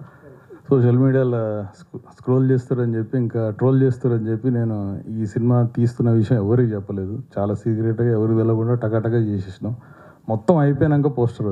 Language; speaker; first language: Telugu; native; Telugu